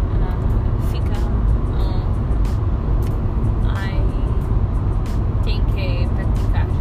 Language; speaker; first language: Portuguese; non-native, learner; Spanish